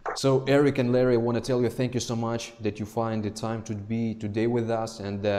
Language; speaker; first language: English; non-native, fluent; Russian